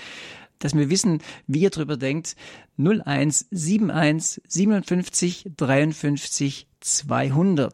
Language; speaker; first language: German; native; German